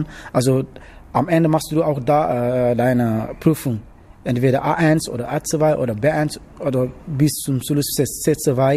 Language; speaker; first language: German; non-native, learner; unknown